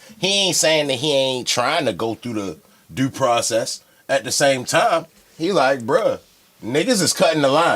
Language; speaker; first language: English; native; English